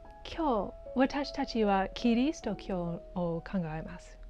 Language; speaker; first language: Japanese; non-native, learner; English